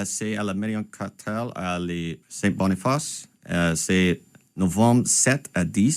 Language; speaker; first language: French; non-native, local second language; English